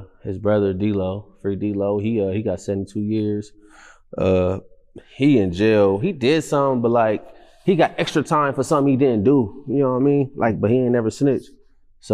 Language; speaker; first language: English; native; English